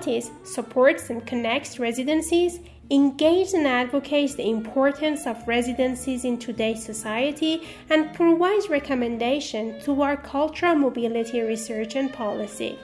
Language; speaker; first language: English; non-native, fluent; Persian